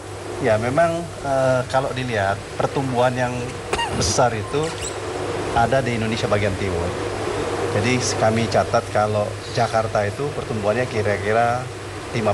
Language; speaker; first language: Indonesian; native; Indonesian